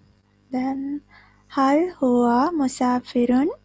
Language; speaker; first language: Arabic; non-native, learner; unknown